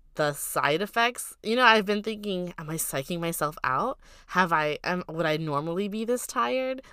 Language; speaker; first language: English; early bilingual, other home language; Filipino